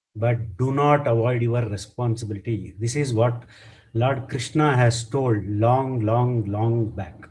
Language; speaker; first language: English; non-native, local second language; Kannada